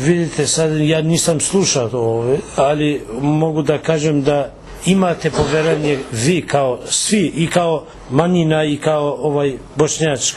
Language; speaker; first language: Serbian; non-native, local second language; Albanian